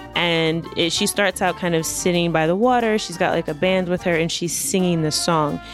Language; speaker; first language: English; native; English